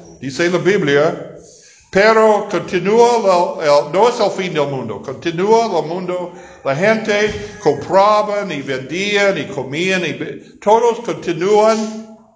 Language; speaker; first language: Spanish; non-native, fluent; English